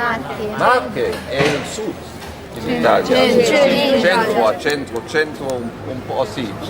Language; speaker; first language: Italian; non-native, learner; German